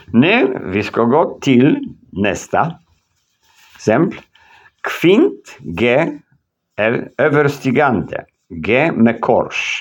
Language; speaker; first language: Swedish; non-native, learner; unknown